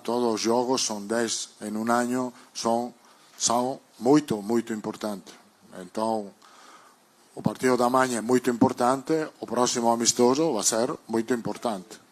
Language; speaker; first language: Portuguese; non-native, learner; Italian